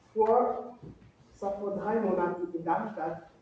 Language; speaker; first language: German; non-native, fluent; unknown